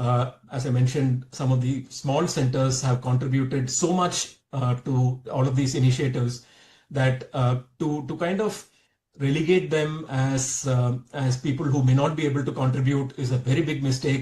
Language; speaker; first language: English; non-native, local second language; Tamil